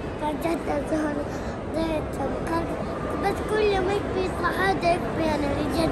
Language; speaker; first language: Arabic; early bilingual, other home language; Urdu